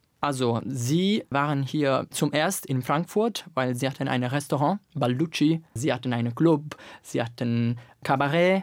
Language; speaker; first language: German; non-native, fluent; Italian